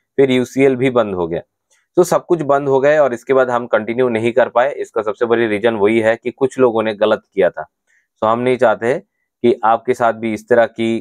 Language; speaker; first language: Hindi; non-native, local second language; Bangla